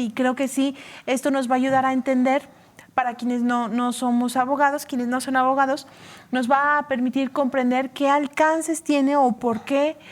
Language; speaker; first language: Spanish; native; Spanish